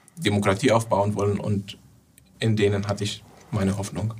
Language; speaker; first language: German; non-native, fluent; Arabic